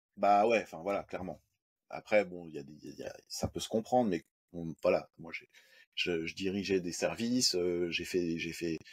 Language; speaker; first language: French; native; French